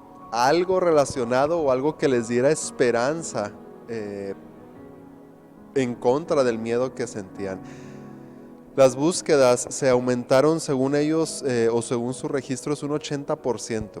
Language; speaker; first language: Spanish; native; Spanish